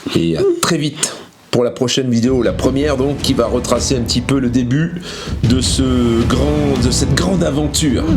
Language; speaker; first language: French; native; French